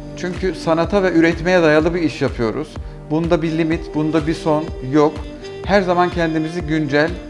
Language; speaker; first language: Turkish; early bilingual, heritage; Turkish